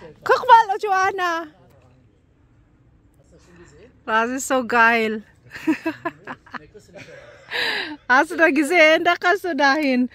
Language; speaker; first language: German; non-native, learner; Filipino